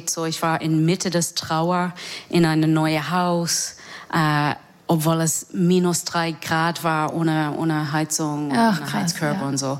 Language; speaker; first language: German; non-native, fluent; English